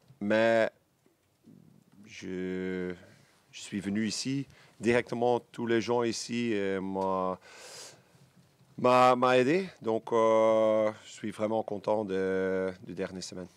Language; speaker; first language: French; non-native, learner; Dutch